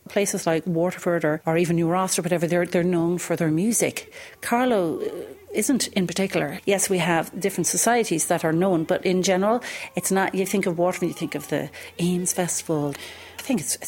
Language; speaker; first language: English; native; English